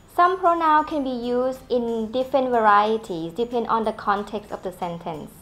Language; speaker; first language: English; non-native, fluent; Thai